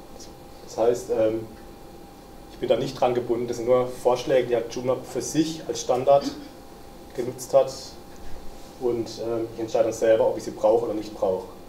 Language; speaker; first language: German; native; German